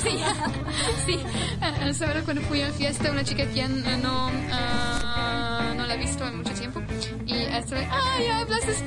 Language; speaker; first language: Spanish; non-native, fluent; Hungarian